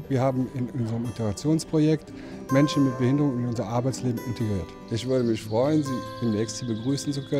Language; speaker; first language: German; native; German